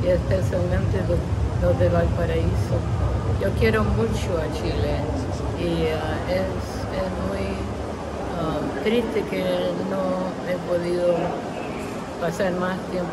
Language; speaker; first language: Spanish; non-native, local second language; English